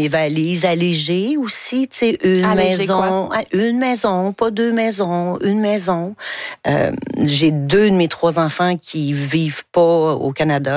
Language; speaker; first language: French; native; French